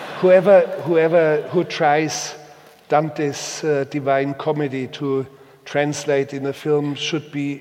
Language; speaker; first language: English; non-native, fluent; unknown